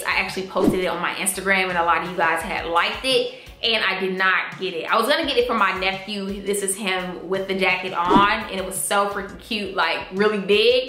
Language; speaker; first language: English; native; English